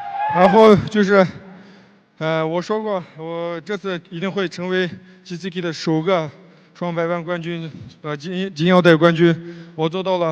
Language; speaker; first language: Chinese; non-native, local second language; Kazakh